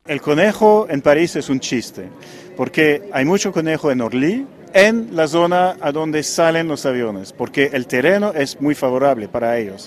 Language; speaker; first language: Spanish; non-native, fluent; French